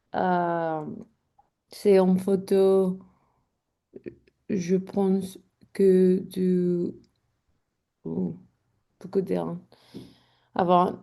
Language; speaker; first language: French; non-native, learner; English